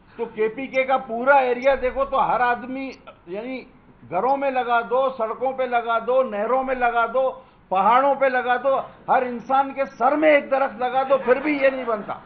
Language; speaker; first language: Urdu; non-native, local second language; Sindhi